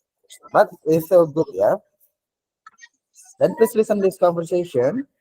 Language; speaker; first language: English; non-native, fluent; Indonesian